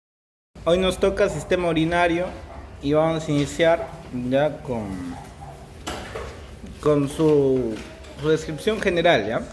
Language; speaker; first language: Spanish; native; Spanish